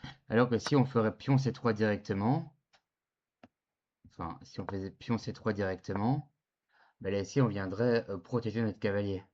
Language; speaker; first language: French; native; French